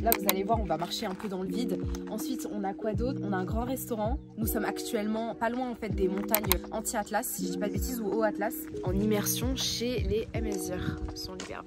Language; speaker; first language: French; early bilingual, other home language; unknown